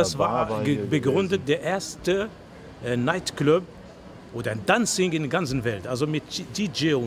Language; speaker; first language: German; non-native, learner; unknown